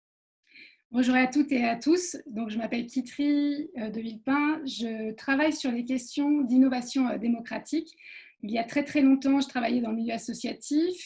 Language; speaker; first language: French; native; French